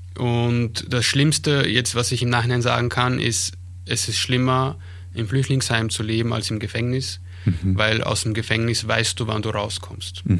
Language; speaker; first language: German; early bilingual, other home language; Armenian